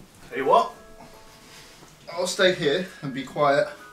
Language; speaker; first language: English; native; English